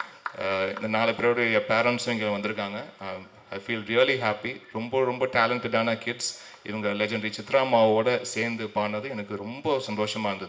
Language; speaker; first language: Tamil; native; Tamil